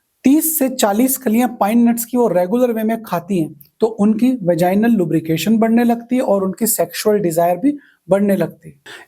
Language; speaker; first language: Hindi; native; Hindi